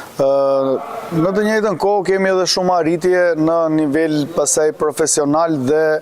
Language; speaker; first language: Albanian; native; Albanian